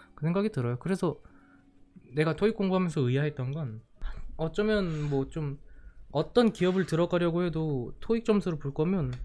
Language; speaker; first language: Korean; native; Korean